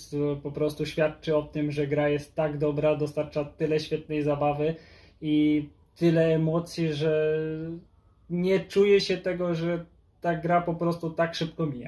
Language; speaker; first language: Polish; native; Polish